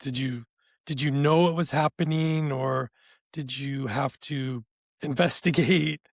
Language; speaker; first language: English; native; English